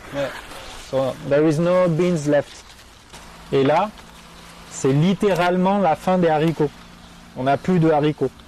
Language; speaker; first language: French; native; French